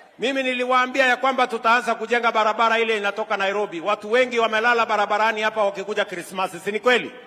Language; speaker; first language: Swahili; native; Swahili